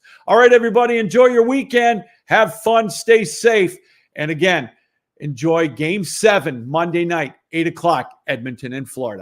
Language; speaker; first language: English; native; English